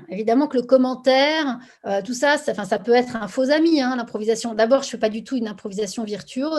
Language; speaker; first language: French; native; French